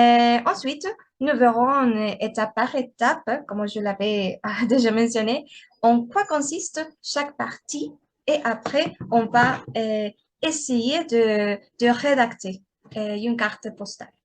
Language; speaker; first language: French; non-native, learner; Spanish